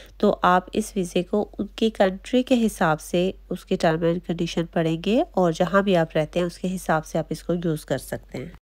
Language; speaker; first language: Urdu; native; Urdu